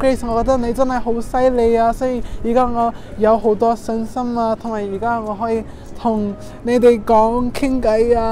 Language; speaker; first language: Cantonese; non-native, fluent; English